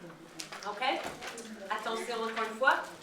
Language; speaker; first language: French; non-native, fluent; English